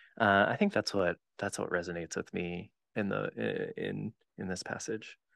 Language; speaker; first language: English; native; English